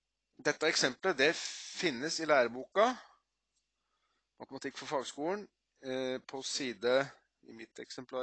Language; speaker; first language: Norwegian; native; Norwegian